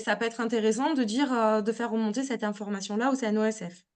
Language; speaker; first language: French; native; French